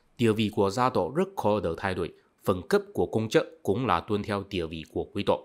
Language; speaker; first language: Vietnamese; non-native, fluent; Chinese